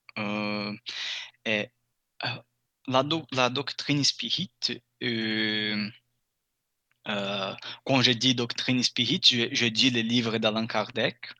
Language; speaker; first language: French; non-native, fluent; Portuguese